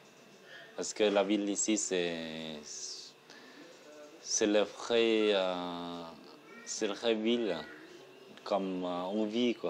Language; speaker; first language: French; non-native, learner; Thai